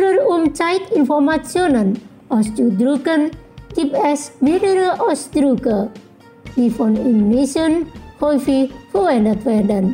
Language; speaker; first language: German; non-native, local second language; Indonesian